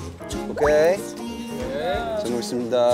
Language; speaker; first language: Korean; non-native, learner; Chinese